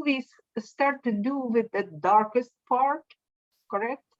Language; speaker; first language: English; non-native, learner; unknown